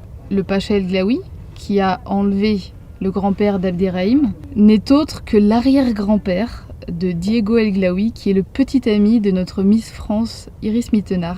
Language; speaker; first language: French; native; French